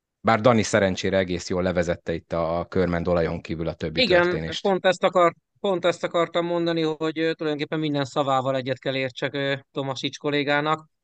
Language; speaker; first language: Hungarian; native; Hungarian